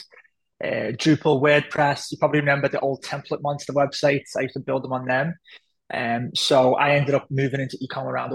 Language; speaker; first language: English; native; English